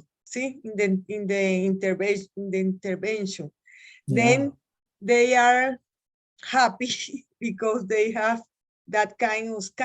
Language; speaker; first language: English; non-native, learner; Spanish